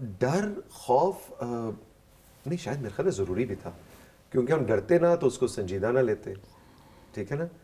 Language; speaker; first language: Urdu; non-native, local second language; Punjabi